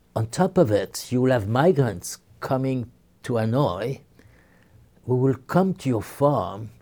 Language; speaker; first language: English; non-native, fluent; French